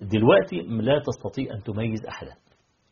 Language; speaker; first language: Arabic; native; Arabic